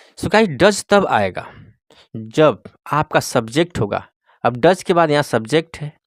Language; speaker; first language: Hindi; native; Hindi